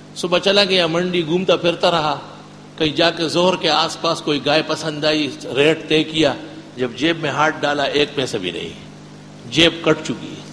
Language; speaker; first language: Urdu; non-native, local second language; Pashto